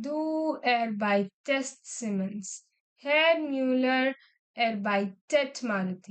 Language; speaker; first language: German; non-native, fluent; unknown